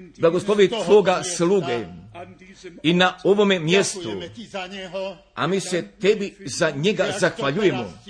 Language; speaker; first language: Croatian; early bilingual, heritage; Croatian